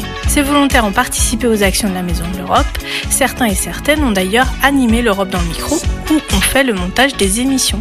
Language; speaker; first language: French; native; French